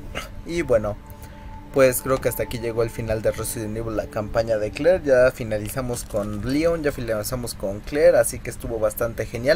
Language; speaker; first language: Spanish; native; Spanish